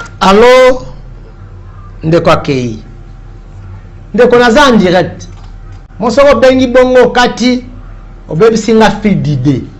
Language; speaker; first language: Lingala; native; Lingala